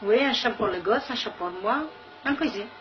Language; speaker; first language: French; non-native, learner; Kabyle